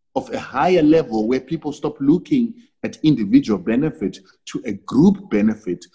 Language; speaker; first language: English; non-native, local second language; Shona